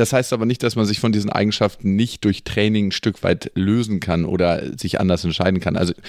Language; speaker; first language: German; native; German